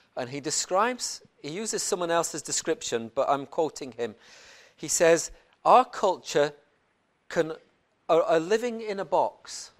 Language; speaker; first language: English; native; English